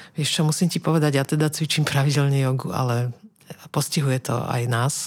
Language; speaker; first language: Slovak; native; Slovak